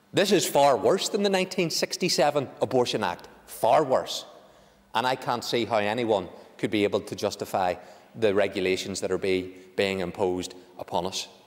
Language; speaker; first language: English; native; English